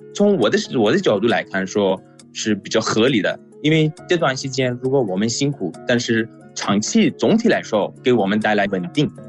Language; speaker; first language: Chinese; non-native, fluent; Persian